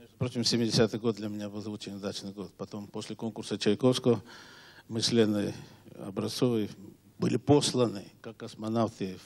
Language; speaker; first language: Russian; non-native, local second language; Georgian